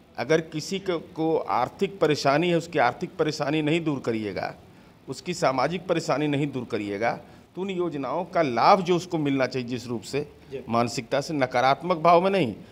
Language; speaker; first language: Hindi; native; Hindi